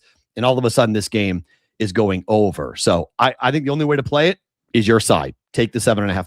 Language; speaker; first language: English; native; English